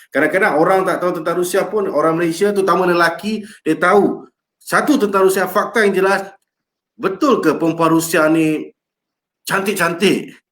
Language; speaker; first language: Malay; native; Malay